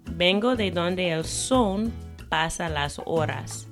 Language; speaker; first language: Spanish; non-native, fluent; English